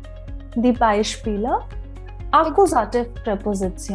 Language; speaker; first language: German; non-native, fluent; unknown